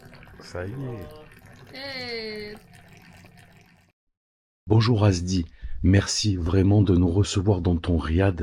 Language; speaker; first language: French; native; French